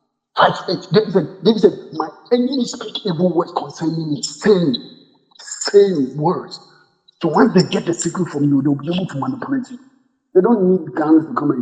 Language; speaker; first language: English; non-native, local second language; Akan